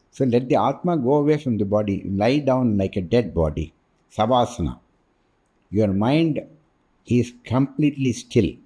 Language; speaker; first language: English; non-native, local second language; Tamil